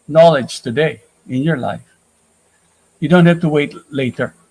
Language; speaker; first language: English; non-native, local second language; Filipino